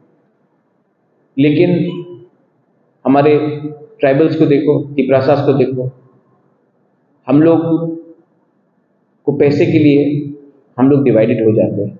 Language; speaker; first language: Hindi; non-native, local second language; Kok Borok